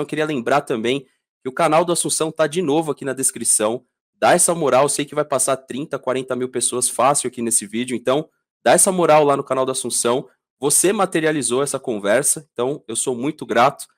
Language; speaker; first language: Portuguese; native; Portuguese